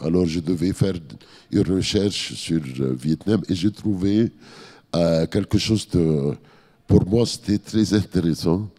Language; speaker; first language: French; non-native, fluent; Arabic